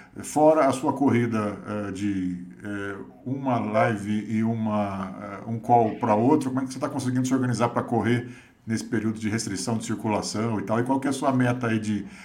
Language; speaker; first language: Portuguese; native; Portuguese